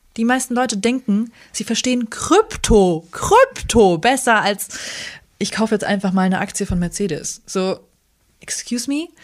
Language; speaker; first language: German; early bilingual, other home language; Kurdish